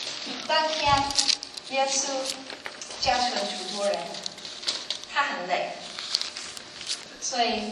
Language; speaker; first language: Chinese; non-native, learner; English